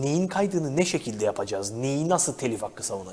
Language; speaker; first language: Turkish; native; Turkish